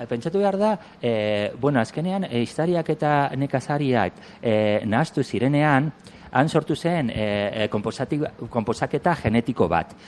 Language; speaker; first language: Basque; non-native, local second language; Spanish